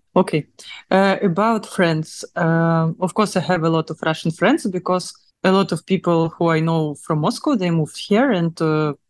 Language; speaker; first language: English; non-native, learner; Russian